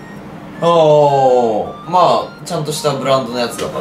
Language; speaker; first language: Japanese; native; Japanese